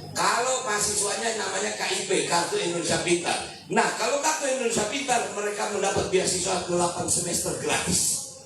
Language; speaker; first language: Indonesian; native; Indonesian